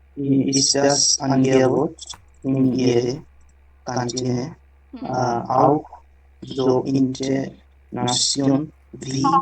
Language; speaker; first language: German; non-native, learner; Bangla